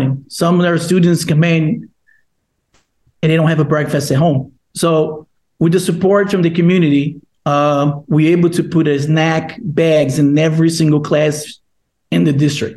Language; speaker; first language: English; non-native, fluent; Portuguese